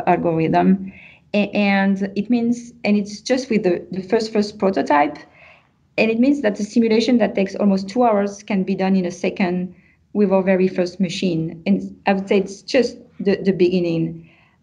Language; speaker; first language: English; non-native, fluent; French